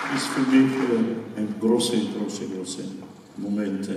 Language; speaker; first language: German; non-native, learner; Spanish